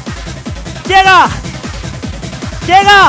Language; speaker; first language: Spanish; native; Spanish